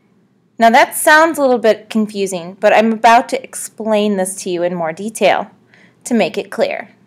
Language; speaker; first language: English; native; English